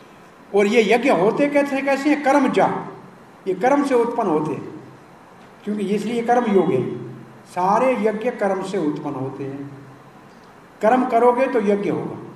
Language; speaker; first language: Hindi; native; Hindi